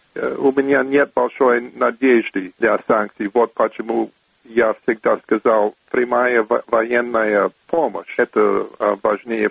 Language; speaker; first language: Russian; non-native, fluent; English